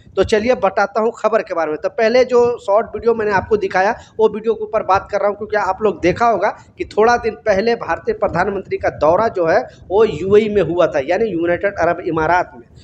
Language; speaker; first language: Hindi; native; Hindi